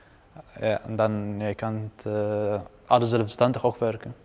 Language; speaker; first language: Dutch; non-native, learner; Persian